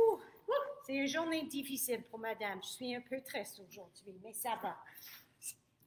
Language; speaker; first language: French; non-native, fluent; English